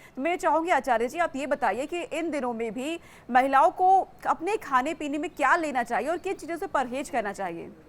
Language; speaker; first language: Hindi; native; Hindi